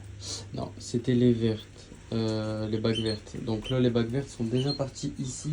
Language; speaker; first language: French; native; French